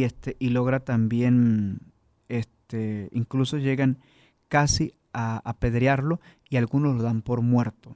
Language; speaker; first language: Spanish; native; Spanish